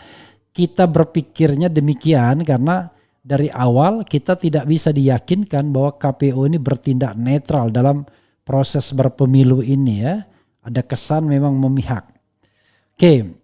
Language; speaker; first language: Indonesian; native; Indonesian